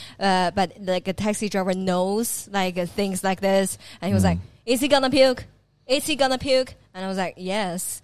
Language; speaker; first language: English; non-native, fluent; Chinese